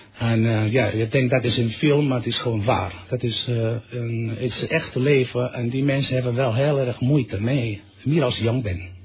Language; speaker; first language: Dutch; non-native, fluent; Catalan